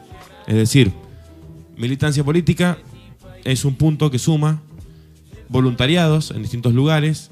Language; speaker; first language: Spanish; native; Spanish